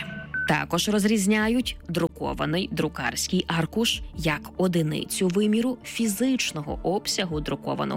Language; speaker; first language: Ukrainian; native; Ukrainian